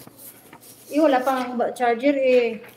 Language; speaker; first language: Filipino; native; Filipino